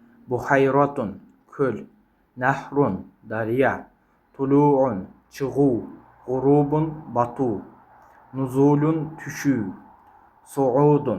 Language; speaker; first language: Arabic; non-native, fluent; Kyrgyz